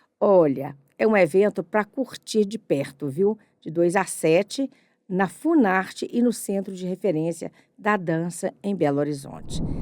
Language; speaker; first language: Portuguese; native; Portuguese